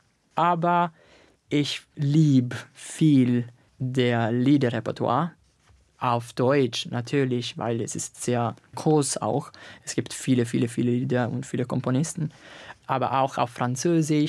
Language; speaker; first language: German; non-native, learner; Italian